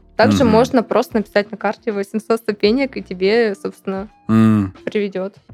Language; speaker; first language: Russian; native; Russian